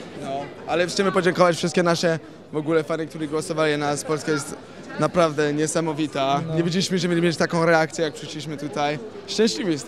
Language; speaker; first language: Polish; non-native, fluent; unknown